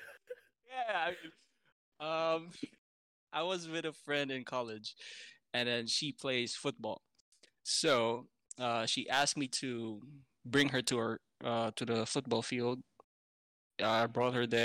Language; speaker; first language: English; non-native, local second language; Filipino